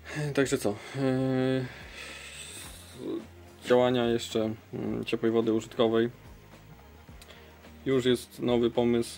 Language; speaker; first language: Polish; native; Polish